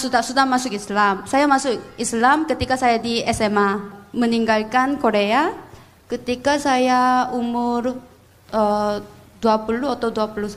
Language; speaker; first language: Indonesian; non-native, fluent; Korean